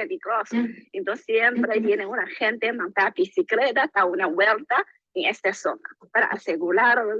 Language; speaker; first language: Spanish; non-native, learner; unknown